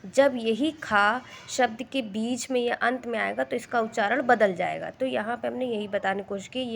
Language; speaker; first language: Hindi; native; Hindi